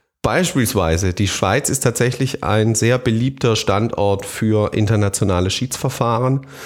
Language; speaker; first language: German; native; German